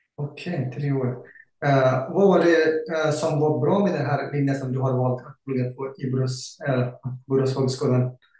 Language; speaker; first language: Swedish; non-native, fluent; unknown